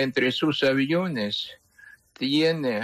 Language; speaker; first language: Spanish; non-native, fluent; Ukrainian